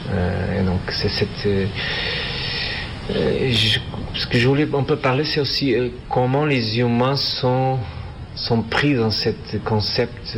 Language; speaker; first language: French; non-native, fluent; Portuguese